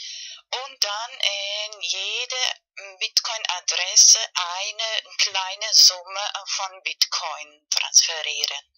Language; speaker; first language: German; non-native, fluent; Spanish